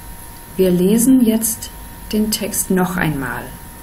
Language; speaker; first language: German; non-native, fluent; Danish